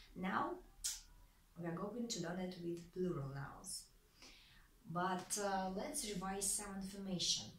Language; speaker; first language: English; non-native, fluent; Russian